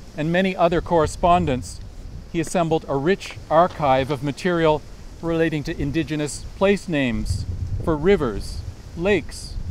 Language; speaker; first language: English; native; English